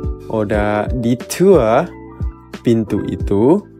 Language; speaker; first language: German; non-native, fluent; Indonesian